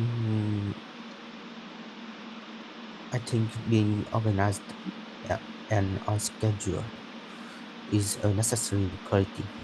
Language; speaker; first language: English; non-native, learner; Vietnamese